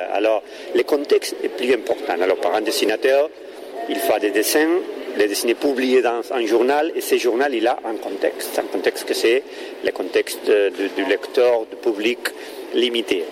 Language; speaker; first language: French; non-native, learner; Catalan